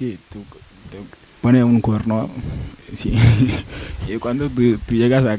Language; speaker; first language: Spanish; non-native, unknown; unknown